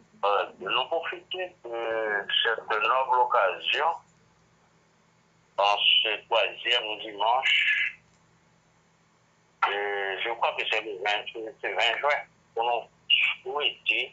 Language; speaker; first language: French; non-native, local second language; Haitian Creole